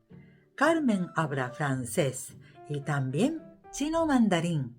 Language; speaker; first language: Spanish; non-native, fluent; Japanese